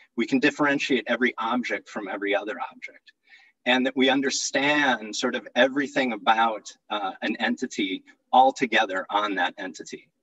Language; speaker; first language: English; native; English